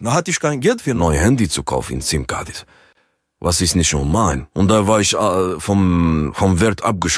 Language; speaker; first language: German; non-native, learner; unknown